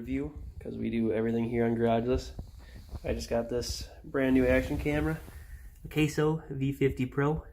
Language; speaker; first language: English; native; English